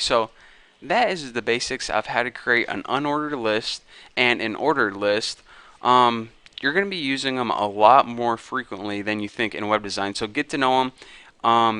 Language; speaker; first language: English; native; English